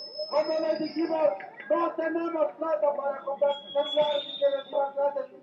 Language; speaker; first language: Spanish; native; Spanish